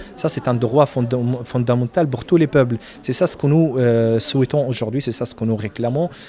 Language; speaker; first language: French; non-native, fluent; Arabic